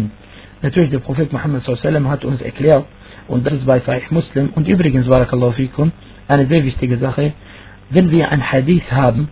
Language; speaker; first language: German; non-native, fluent; Arabic